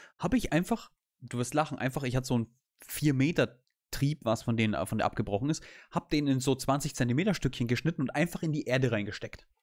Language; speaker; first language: German; native; German